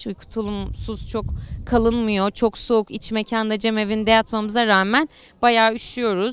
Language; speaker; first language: Turkish; native; Turkish